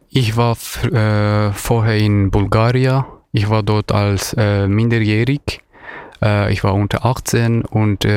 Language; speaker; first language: German; non-native, fluent; Persian